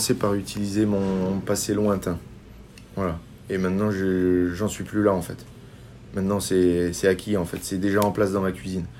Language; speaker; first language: French; native; French